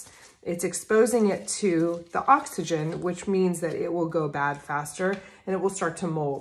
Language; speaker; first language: English; native; English